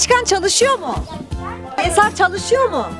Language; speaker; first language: Turkish; native; Turkish